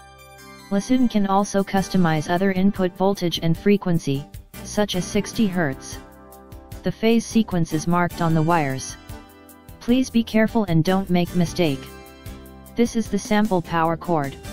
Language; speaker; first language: English; non-native, fluent; Chinese